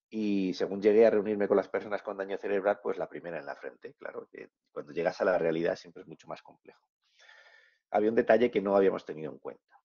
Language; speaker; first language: Spanish; native; Spanish